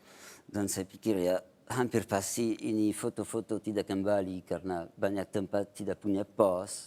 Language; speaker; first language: Indonesian; non-native, fluent; French